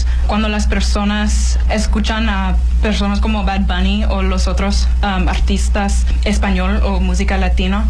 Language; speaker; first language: Spanish; non-native, learner; English